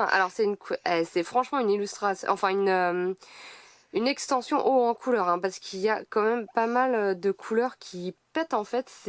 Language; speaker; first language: French; native; French